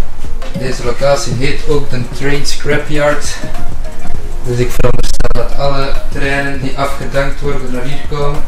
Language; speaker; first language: Dutch; native; Dutch